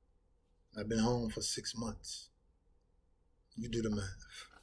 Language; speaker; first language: English; native; English